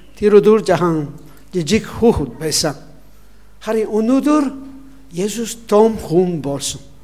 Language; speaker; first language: Mongolian; non-native, learner; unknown